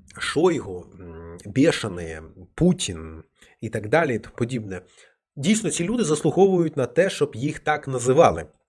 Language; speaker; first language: Ukrainian; non-native, local second language; Russian